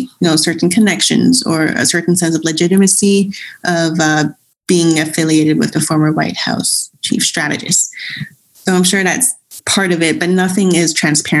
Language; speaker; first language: English; non-native, local second language; Cantonese